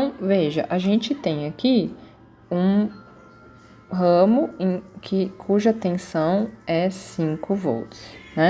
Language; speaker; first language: Portuguese; native; Portuguese